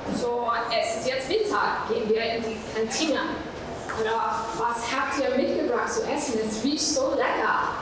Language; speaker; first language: German; non-native, fluent; English